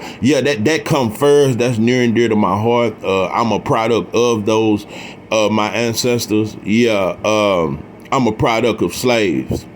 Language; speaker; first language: English; native; English